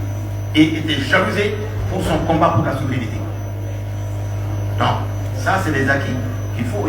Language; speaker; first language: French; non-native, local second language; Bambara